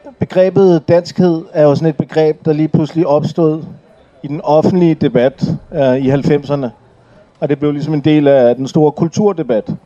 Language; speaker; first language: Danish; early bilingual, other home language; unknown